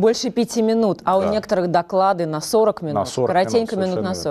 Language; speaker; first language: Russian; native; Russian